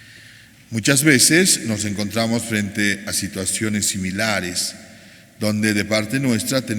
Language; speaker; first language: Spanish; native; Spanish